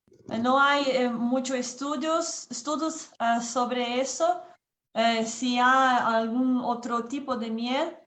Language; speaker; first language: Spanish; non-native, learner; Portuguese